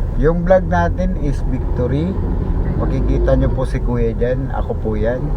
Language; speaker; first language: Filipino; native; Filipino